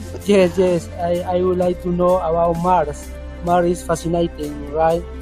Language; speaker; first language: English; non-native, learner; Spanish